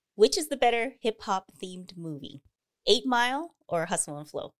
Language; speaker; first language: English; native; English